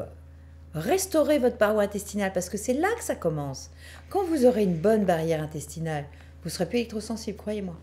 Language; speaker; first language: French; native; French